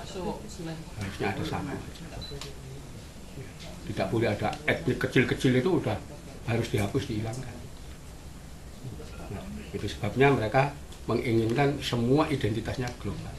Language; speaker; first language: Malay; non-native, local second language; Javanese